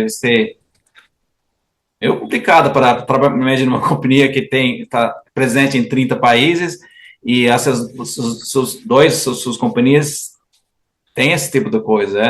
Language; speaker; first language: Portuguese; non-native, fluent; English